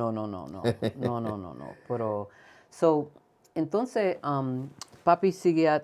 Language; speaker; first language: Spanish; early bilingual, heritage; Spanish